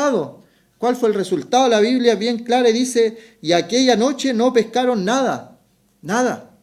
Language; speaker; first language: Spanish; native; Spanish